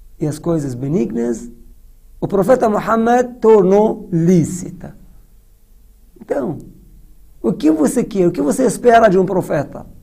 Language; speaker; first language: Portuguese; non-native, fluent; Persian